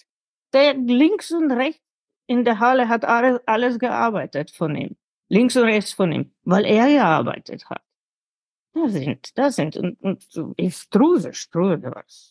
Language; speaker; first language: German; non-native, fluent; Slovenian